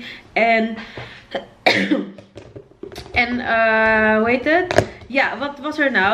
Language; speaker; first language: Dutch; native; Dutch